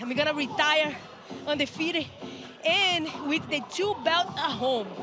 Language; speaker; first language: English; non-native, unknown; Portuguese